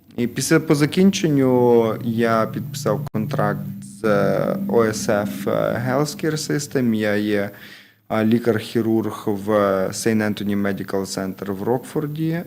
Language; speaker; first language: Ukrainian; native; Ukrainian